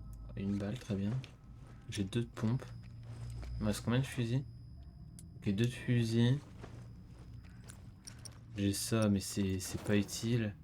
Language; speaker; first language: French; native; French